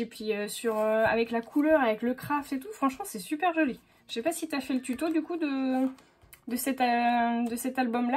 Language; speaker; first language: French; native; French